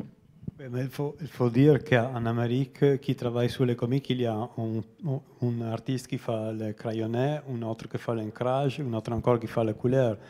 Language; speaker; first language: French; non-native, learner; Italian